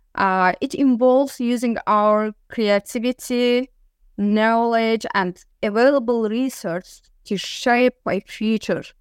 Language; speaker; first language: English; non-native, learner; Azerbaijani